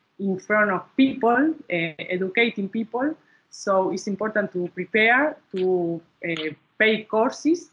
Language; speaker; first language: English; non-native, learner; Spanish